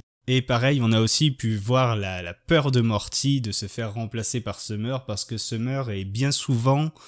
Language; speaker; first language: French; native; French